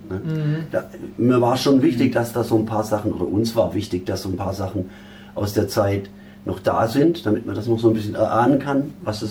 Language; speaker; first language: German; native; German